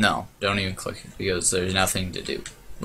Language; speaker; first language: English; native; English